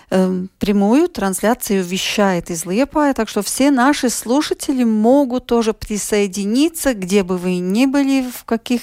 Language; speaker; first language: Russian; native; Russian